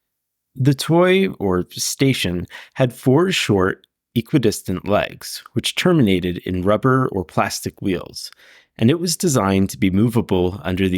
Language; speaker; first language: English; native; English